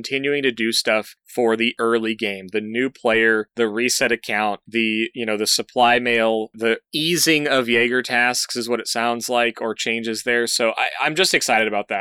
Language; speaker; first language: English; native; English